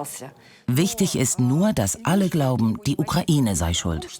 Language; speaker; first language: German; non-native, fluent; Russian